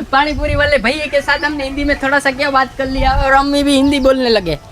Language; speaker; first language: Hindi; non-native, local second language; Gujarati